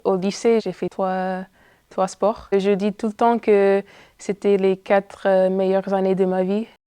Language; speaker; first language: French; non-native, fluent; English